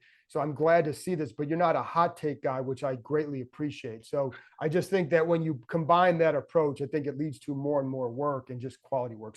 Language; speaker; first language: English; native; English